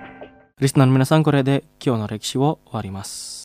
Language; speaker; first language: Japanese; non-native, fluent; Indonesian